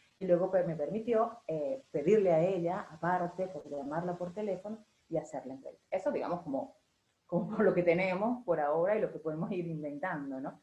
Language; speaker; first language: Spanish; native; Spanish